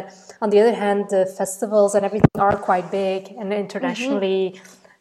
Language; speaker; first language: English; non-native, fluent; Dutch